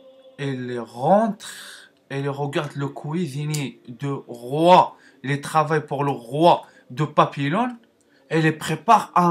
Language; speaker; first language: French; non-native, learner; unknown